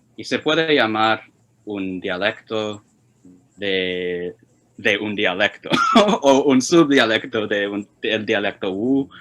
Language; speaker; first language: Spanish; non-native, fluent; Chinese